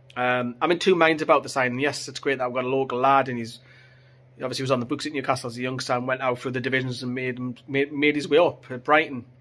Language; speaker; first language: English; native; English